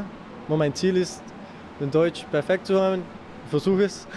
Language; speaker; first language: German; non-native, learner; Spanish